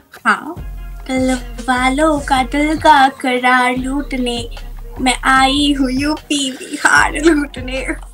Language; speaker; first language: Hindi; non-native, local second language; Assamese